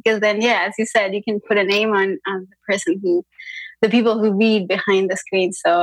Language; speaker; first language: English; non-native, fluent; French